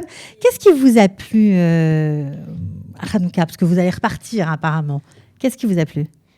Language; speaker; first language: French; native; French